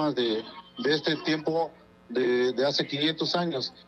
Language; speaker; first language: Spanish; non-native, local second language; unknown